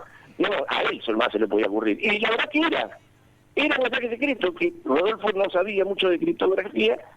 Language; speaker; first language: Spanish; native; Spanish